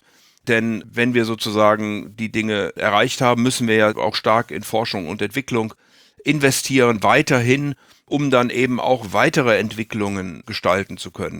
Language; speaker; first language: German; native; German